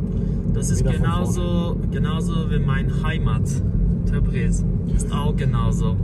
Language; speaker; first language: German; non-native, fluent; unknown